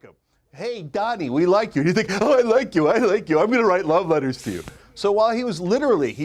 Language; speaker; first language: English; native; English